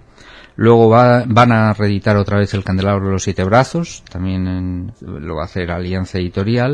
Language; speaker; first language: Spanish; native; Spanish